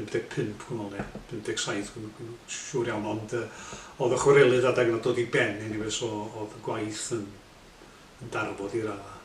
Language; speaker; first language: Welsh; native; Welsh